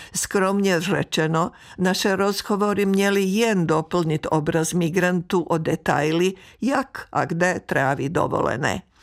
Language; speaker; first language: Czech; native; Czech